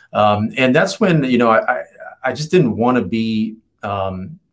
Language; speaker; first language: English; native; English